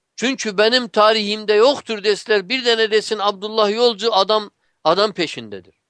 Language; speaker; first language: Turkish; non-native, fluent; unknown